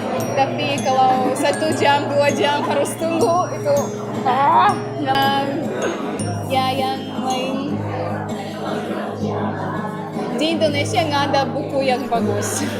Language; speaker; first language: Indonesian; non-native, fluent; Russian